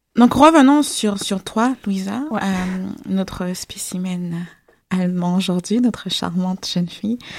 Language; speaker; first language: French; native; French